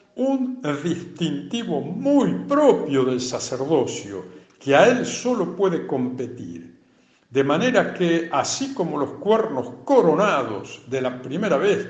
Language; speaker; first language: Spanish; native; Spanish